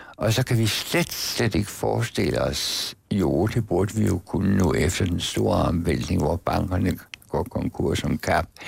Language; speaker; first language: Danish; native; Danish